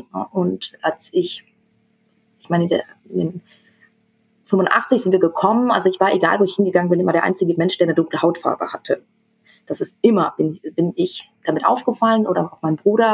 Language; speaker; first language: German; early bilingual, other home language; Tamil